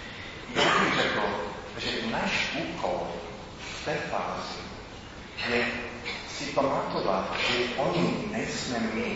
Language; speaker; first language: Czech; non-native, fluent; English